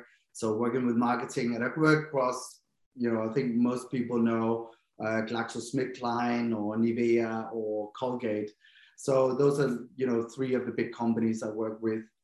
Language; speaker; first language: English; non-native, fluent; Danish